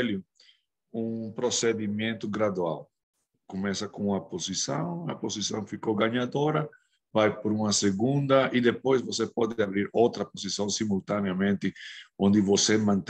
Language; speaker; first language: Portuguese; non-native, fluent; Spanish